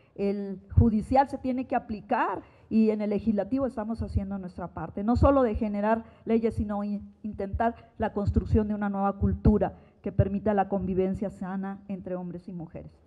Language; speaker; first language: Spanish; native; Spanish